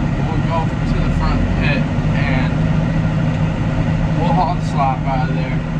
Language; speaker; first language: English; native; English